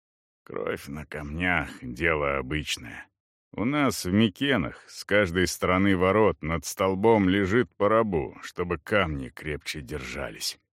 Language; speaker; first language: Russian; native; Russian